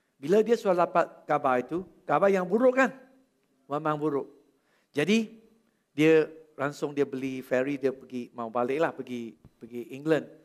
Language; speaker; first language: Malay; non-native, local second language; Chinese